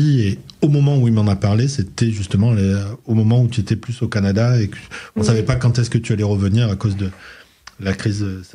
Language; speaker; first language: French; native; French